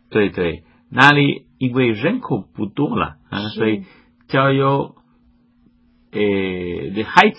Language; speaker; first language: Chinese; non-native, fluent; Spanish